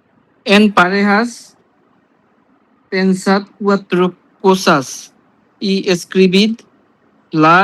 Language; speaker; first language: Spanish; non-native, learner; Bangla